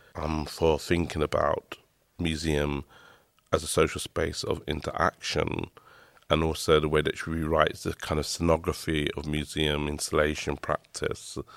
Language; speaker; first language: English; native; English